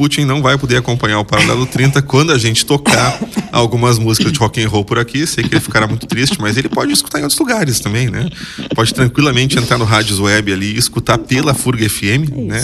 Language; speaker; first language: Portuguese; native; Portuguese